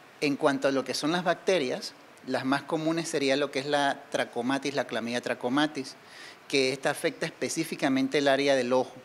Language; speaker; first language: Spanish; native; Spanish